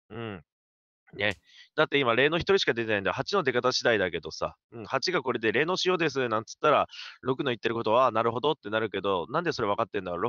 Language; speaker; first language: Japanese; native; Japanese